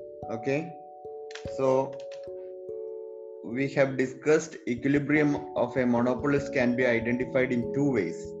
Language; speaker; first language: English; non-native, local second language; Malayalam